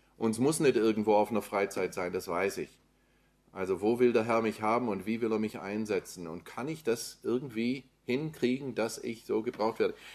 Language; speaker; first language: German; native; German